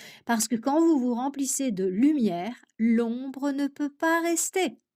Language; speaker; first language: French; native; French